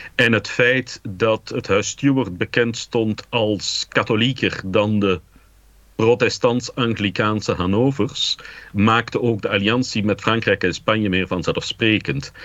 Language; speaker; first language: Dutch; native; Dutch